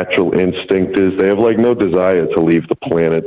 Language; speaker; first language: English; native; English